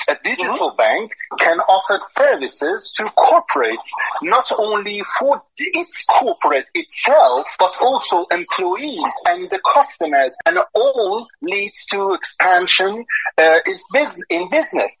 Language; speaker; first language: English; non-native, fluent; Persian